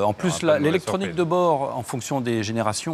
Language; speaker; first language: French; native; French